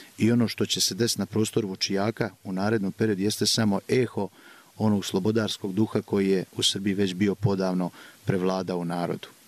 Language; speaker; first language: Serbian; native; Serbian